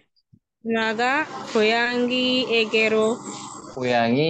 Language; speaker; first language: Korean; non-native, learner; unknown